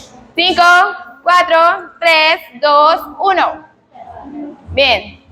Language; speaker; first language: Spanish; native; Spanish